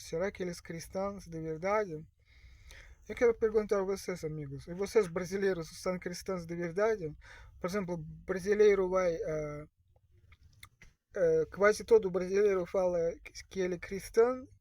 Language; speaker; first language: Portuguese; non-native, learner; Russian